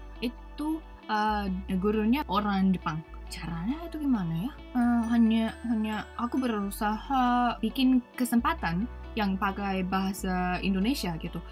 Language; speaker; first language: Indonesian; non-native, fluent; Japanese